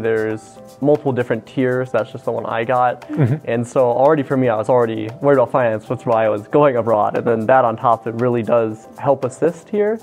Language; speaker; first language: English; native; English